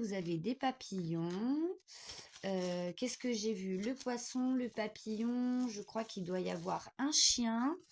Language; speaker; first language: French; native; French